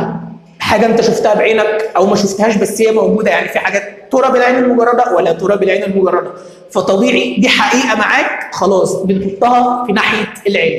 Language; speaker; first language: Arabic; native; Arabic